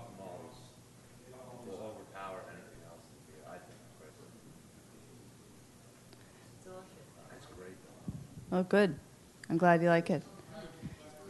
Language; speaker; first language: English; native; English